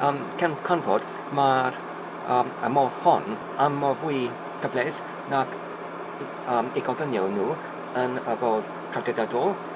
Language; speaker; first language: Welsh; non-native, learner; Polish